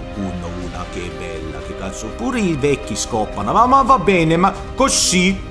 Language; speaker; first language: Italian; non-native, learner; Swedish